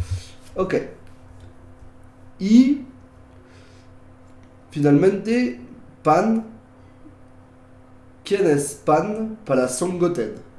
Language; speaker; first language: Spanish; non-native, learner; French